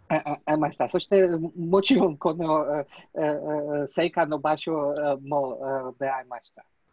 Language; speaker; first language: Japanese; non-native, learner; Polish